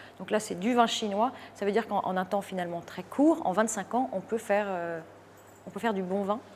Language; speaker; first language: French; native; French